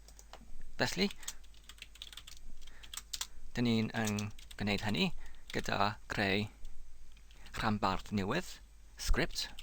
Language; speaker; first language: Welsh; non-native, fluent; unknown